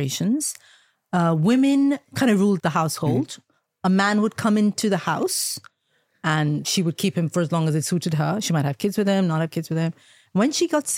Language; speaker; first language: English; non-native, local second language; Malayalam